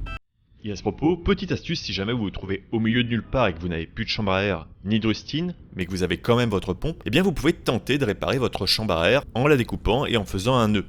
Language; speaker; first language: French; native; French